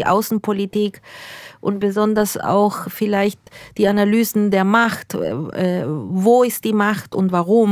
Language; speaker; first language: German; early bilingual, other home language; Spanish